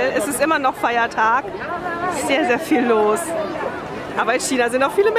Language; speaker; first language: German; native; German